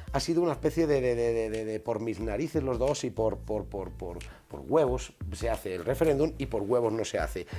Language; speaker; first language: Spanish; native; Spanish